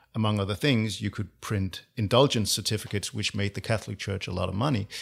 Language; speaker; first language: English; non-native, fluent; Danish